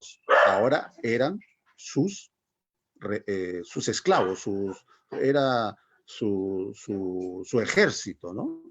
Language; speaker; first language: Spanish; native; Spanish